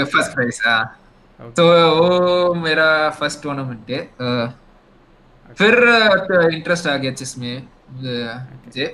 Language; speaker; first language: Hindi; non-native, local second language; Tamil